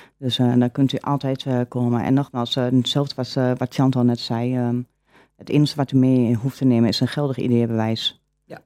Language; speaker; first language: Dutch; native; Dutch